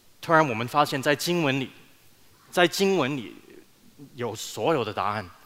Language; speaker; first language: Chinese; early bilingual, heritage; Chinese